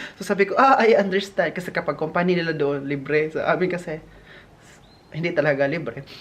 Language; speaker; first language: Filipino; non-native, local second language; Cebuano